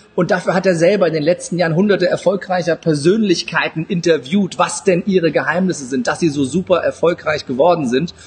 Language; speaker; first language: German; native; German